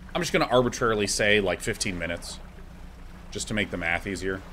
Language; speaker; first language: English; native; English